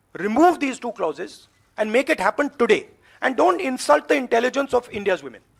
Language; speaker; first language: English; non-native, local second language; Hindi